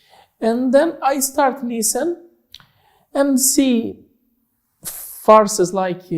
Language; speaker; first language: English; non-native, learner; Portuguese